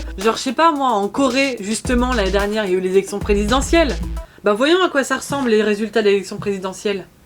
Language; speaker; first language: French; native; French